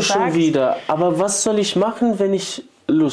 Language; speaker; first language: German; non-native, fluent; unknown